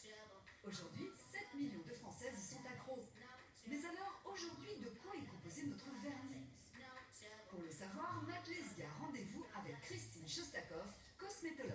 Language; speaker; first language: French; native; French